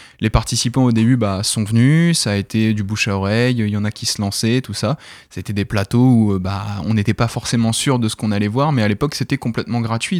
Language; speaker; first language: French; native; French